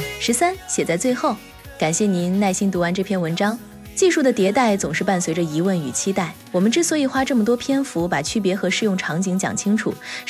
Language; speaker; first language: Chinese; native; Chinese